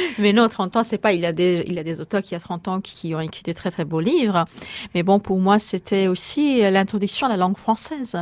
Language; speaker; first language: French; non-native, fluent; Bangla